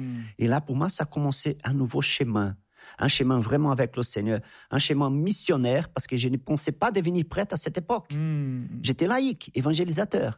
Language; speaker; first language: French; non-native, fluent; Portuguese